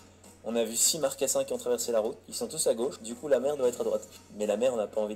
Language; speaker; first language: French; native; French